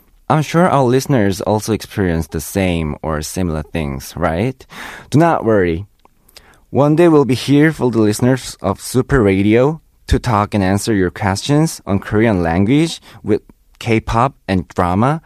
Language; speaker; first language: English; non-native, fluent; Korean